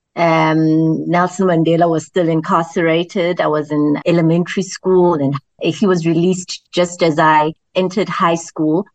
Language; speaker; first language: English; non-native, local second language; Zulu